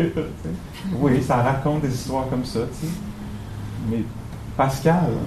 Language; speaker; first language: French; native; French